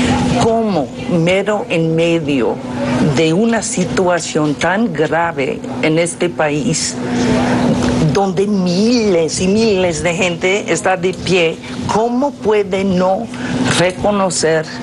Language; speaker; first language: Spanish; non-native, fluent; English